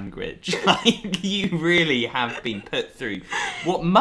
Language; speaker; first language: English; native; English